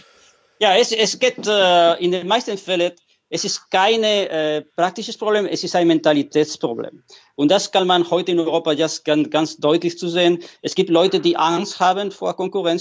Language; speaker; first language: German; non-native, fluent; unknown